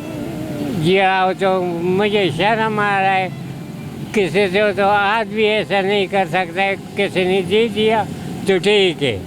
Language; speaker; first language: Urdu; non-native, local second language; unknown